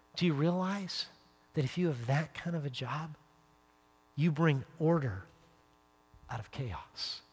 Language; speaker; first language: English; native; English